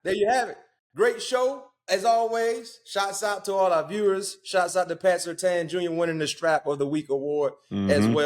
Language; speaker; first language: English; native; English